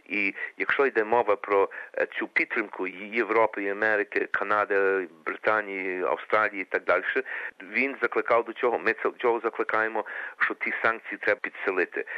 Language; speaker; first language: Ukrainian; early bilingual, heritage; Ukrainian